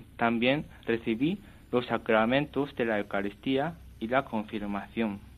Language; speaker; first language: Spanish; non-native, fluent; Japanese